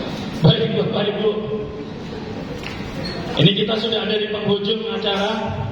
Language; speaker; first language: Indonesian; native; Indonesian